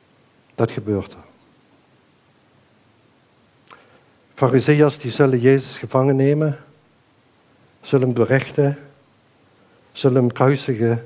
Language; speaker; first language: Dutch; native; Dutch